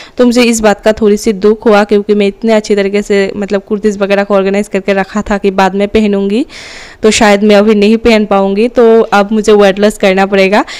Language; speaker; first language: Hindi; non-native, local second language; Assamese